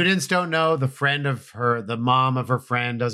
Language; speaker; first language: English; native; English